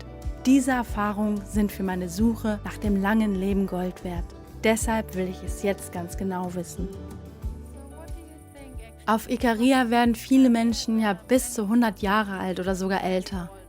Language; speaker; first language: German; native; German